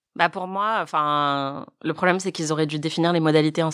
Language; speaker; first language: French; native; French